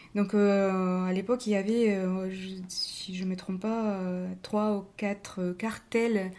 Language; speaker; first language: French; non-native, fluent; Spanish